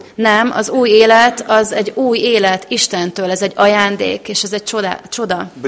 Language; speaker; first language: Hungarian; native; Hungarian